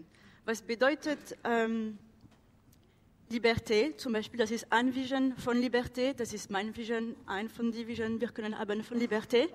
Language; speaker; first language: German; non-native, learner; French